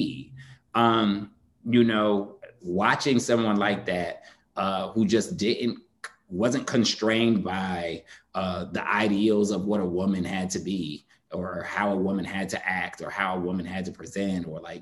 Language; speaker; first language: English; native; English